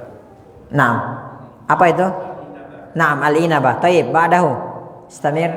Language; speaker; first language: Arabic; non-native, fluent; Indonesian